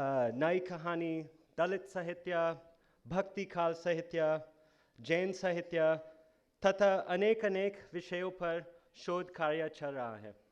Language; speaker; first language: Hindi; non-native, fluent; English